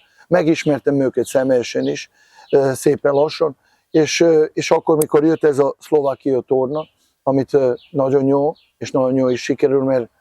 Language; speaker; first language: Hungarian; non-native, fluent; Serbian